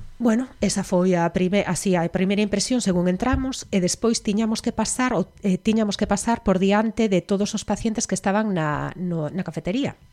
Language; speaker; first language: Galician; native; Galician